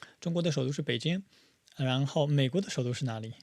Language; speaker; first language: Chinese; non-native, fluent; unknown